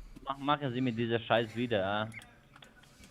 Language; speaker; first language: German; non-native, fluent; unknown